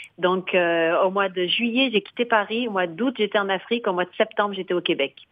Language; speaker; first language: French; native; French